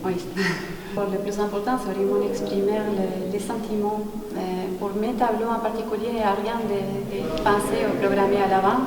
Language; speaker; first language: French; non-native, fluent; Spanish